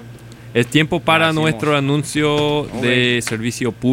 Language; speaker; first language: Spanish; non-native, learner; English